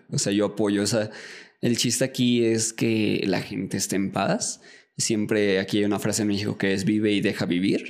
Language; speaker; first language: Spanish; native; Spanish